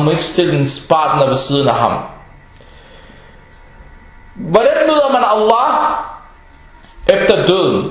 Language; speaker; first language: Danish; non-native, local second language; Arabic